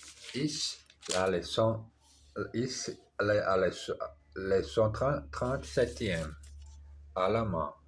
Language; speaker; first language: French; non-native, learner; Portuguese